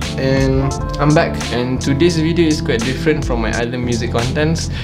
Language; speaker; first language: English; non-native, local second language; Malay